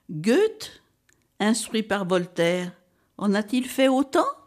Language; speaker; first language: French; native; French